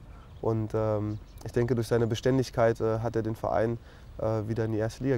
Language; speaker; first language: German; native; German